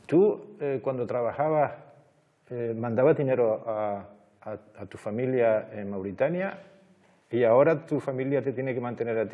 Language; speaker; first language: Spanish; native; Spanish